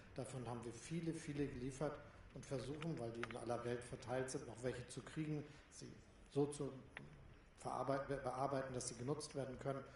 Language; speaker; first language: German; native; German